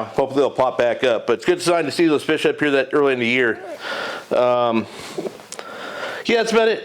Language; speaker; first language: English; native; English